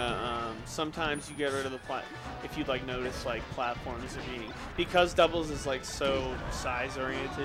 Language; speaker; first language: English; native; English